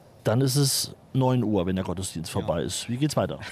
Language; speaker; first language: German; native; German